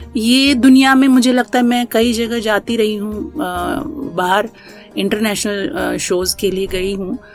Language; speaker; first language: Hindi; non-native, local second language; Kashmiri